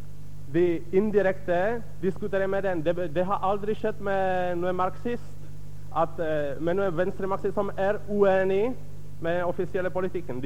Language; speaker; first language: Norwegian; non-native, fluent; Czech